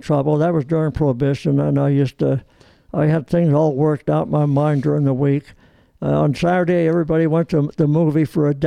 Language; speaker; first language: English; early bilingual, other home language; Italian